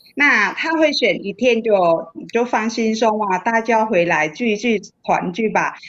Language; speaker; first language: Chinese; non-native, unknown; Vietnamese